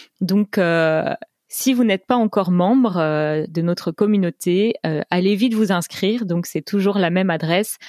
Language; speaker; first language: French; native; French